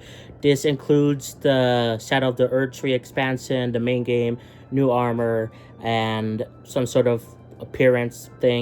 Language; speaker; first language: English; native; English